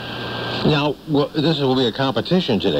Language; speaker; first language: English; native; English